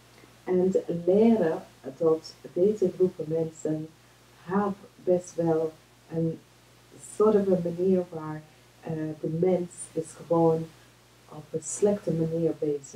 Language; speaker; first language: Dutch; non-native, fluent; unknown